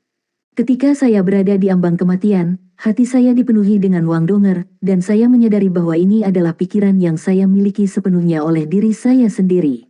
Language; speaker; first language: Indonesian; native; Indonesian